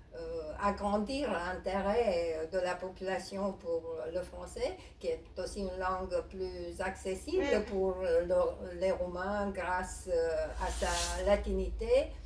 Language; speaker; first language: French; non-native, fluent; Romanian